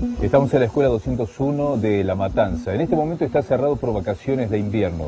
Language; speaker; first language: Spanish; native; Spanish